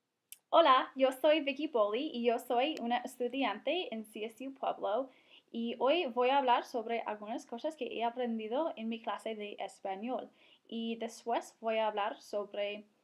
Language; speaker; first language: Spanish; non-native, fluent; English